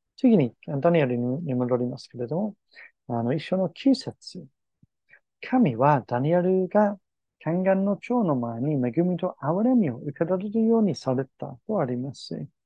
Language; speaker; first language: Japanese; non-native, fluent; English